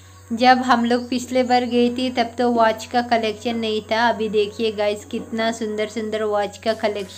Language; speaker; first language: Hindi; non-native, local second language; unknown